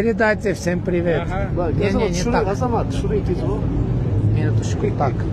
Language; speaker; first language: Russian; non-native, fluent; Armenian